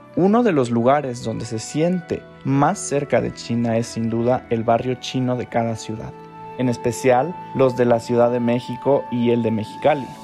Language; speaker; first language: Spanish; non-native, fluent; Chinese